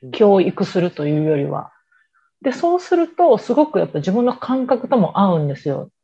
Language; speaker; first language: Japanese; native; Japanese